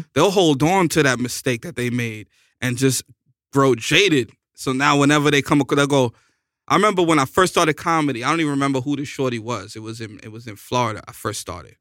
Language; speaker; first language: English; native; English